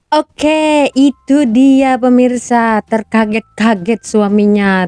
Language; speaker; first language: Indonesian; native; Indonesian